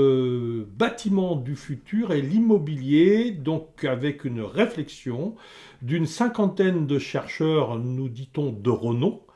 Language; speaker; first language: French; native; French